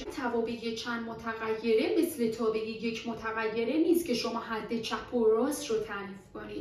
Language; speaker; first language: Persian; native; Persian